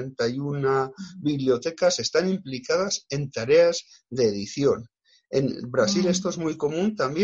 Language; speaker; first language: Spanish; native; Spanish